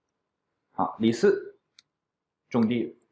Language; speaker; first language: Chinese; native; Chinese